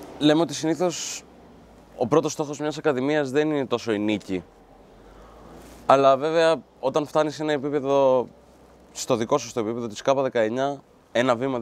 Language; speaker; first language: Greek; native; Greek